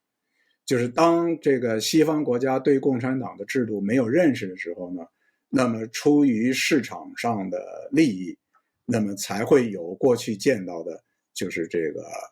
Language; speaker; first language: Chinese; native; Chinese